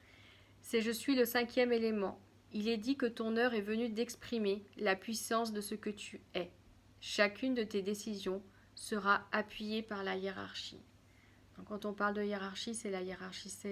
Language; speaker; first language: French; native; French